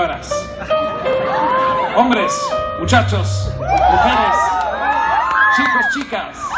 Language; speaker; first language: Spanish; non-native, learner; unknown